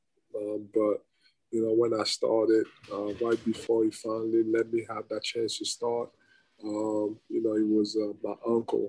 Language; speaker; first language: English; non-native, local second language; French